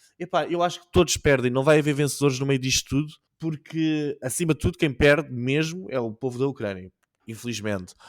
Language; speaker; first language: Portuguese; native; Portuguese